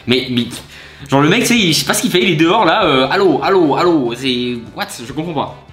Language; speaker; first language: French; native; French